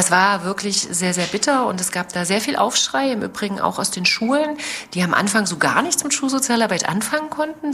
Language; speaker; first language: German; native; German